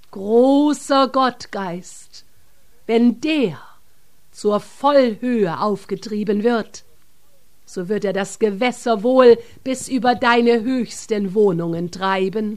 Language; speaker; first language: German; native; German